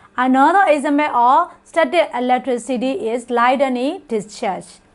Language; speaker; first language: English; non-native, fluent; Burmese